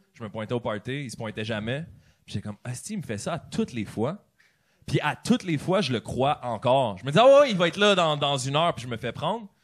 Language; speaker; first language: French; native; French